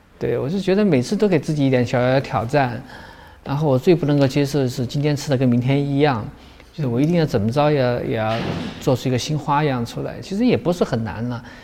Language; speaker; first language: Chinese; native; Chinese